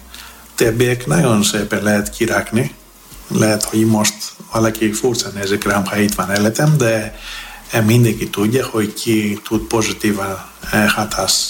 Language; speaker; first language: Hungarian; non-native, fluent; Greek